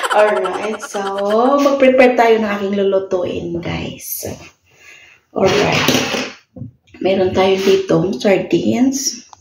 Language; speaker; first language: Filipino; native; Filipino